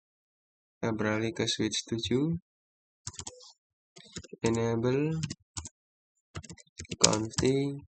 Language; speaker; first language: Indonesian; native; Indonesian